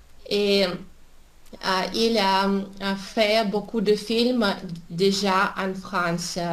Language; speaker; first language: French; non-native, learner; Russian